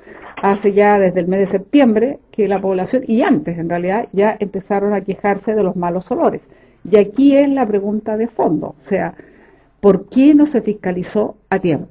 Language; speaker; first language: Spanish; native; Spanish